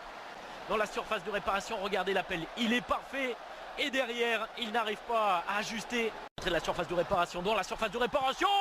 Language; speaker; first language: French; native; French